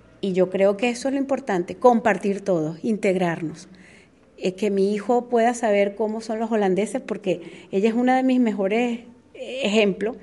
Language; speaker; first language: Spanish; native; Spanish